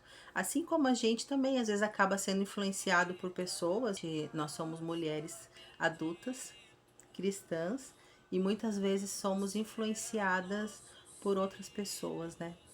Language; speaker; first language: Portuguese; native; Portuguese